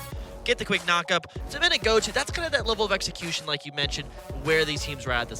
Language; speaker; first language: English; native; English